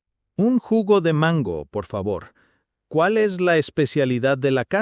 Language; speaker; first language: Spanish; non-native, fluent; English